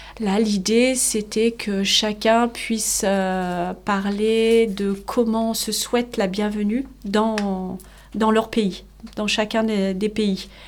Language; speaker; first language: French; native; French